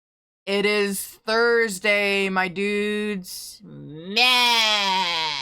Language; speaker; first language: English; native; English